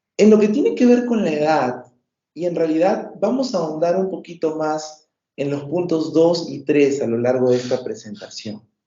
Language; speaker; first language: Spanish; native; Spanish